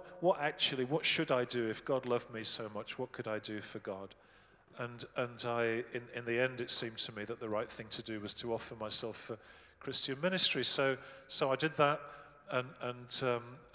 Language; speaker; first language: English; native; English